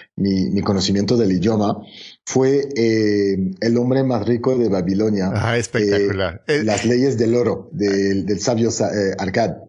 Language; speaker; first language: Spanish; non-native, fluent; French